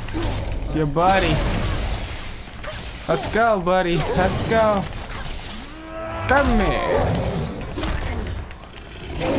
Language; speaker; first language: English; native; English